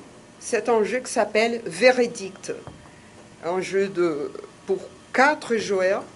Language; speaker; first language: French; non-native, fluent; Portuguese